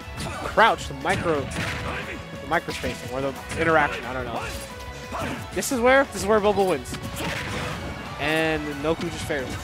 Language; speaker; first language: English; native; English